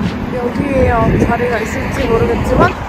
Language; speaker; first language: Korean; native; Korean